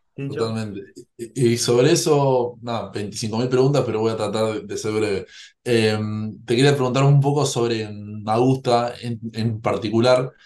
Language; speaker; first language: Spanish; native; Spanish